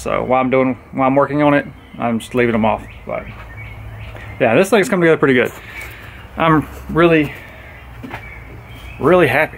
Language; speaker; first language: English; native; English